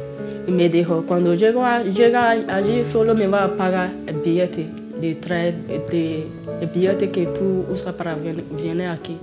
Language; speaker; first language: Spanish; non-native, learner; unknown